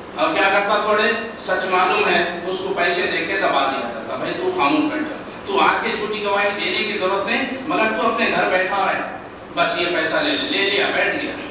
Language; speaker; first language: Urdu; native; Urdu